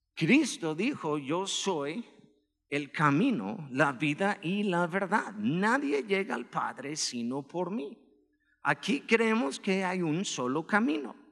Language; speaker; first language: Spanish; non-native, fluent; English